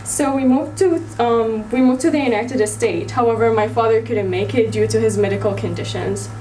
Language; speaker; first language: English; early bilingual, other home language; Arabic